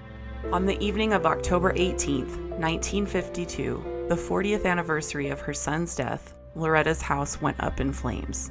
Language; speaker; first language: English; native; English